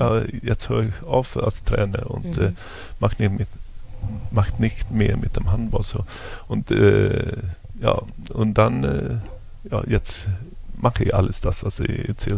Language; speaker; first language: German; non-native, fluent; Swedish